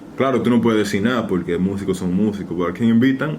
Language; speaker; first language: Spanish; early bilingual, heritage; Spanish